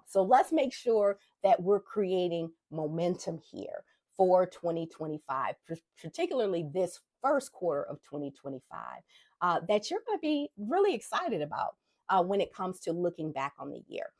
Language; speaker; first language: English; native; English